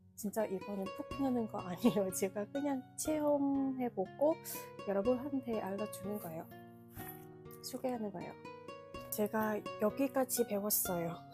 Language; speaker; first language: Korean; non-native, fluent; Vietnamese